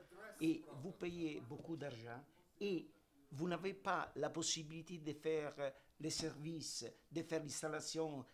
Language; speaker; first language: French; non-native, learner; Italian